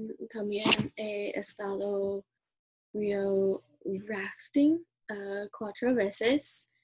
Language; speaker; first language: Spanish; non-native, learner; English